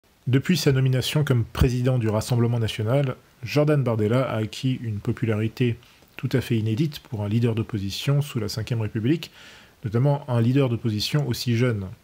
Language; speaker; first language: French; native; French